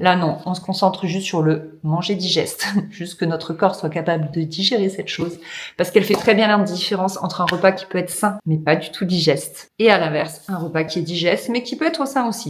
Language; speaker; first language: French; native; French